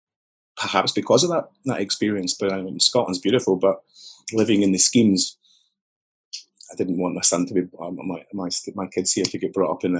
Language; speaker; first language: English; native; English